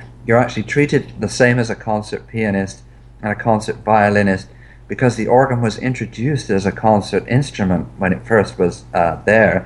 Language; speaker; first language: English; native; English